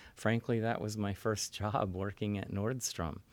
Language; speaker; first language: English; native; English